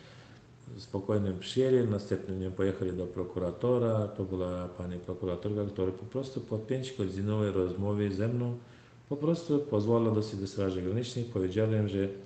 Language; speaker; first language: Polish; non-native, learner; Turkmen